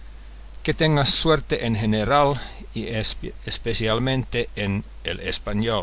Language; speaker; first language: Spanish; non-native, fluent; Finnish